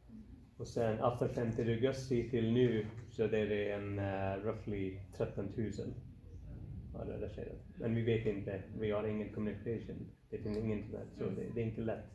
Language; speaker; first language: Swedish; non-native, learner; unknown